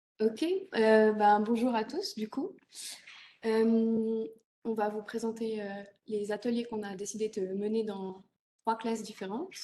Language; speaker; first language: French; native; French